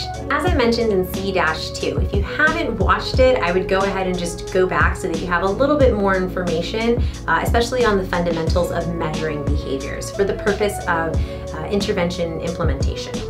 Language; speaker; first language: English; native; English